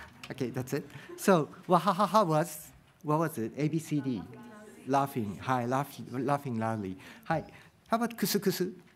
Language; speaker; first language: English; non-native, fluent; Japanese